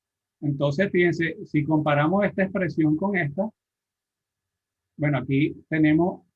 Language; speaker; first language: Spanish; native; Spanish